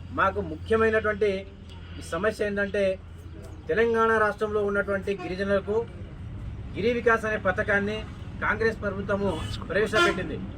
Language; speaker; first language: Telugu; non-native, local second language; Lambadi